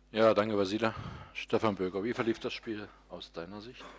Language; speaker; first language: German; native; German